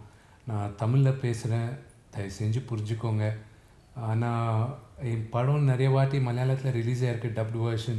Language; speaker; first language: Tamil; non-native, local second language; Telugu